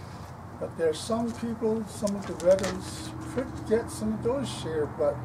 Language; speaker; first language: English; non-native, local second language; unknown